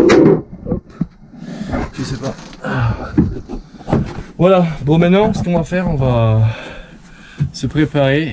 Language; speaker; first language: French; native; French